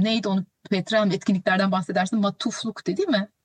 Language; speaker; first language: Turkish; native; Turkish